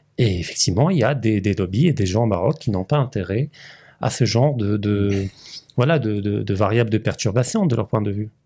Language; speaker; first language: French; non-native, local second language; Arabic